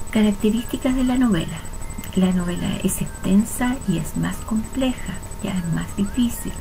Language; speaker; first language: Spanish; native; Spanish